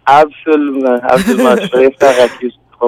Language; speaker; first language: French; non-native, fluent; Tsonga